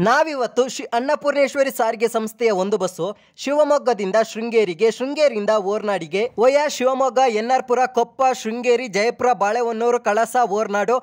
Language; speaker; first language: Kannada; native; Kannada